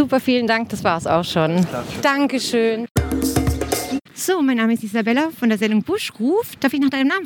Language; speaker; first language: German; native; German